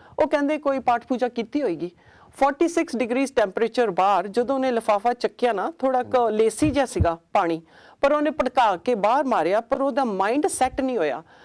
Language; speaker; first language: Punjabi; early bilingual, heritage; Punjabi